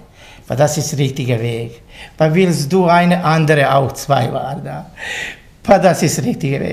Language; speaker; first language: German; non-native, learner; Bosnian